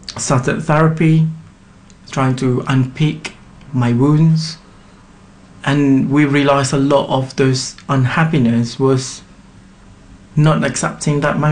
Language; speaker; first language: English; non-native, local second language; Malay